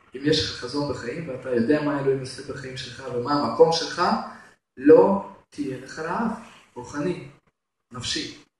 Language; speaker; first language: Hebrew; non-native, fluent; Russian